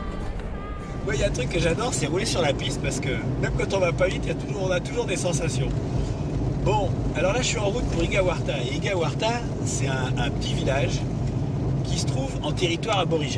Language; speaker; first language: French; native; French